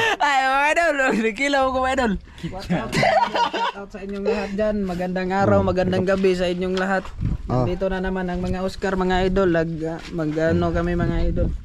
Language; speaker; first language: Filipino; non-native, local second language; Cebuano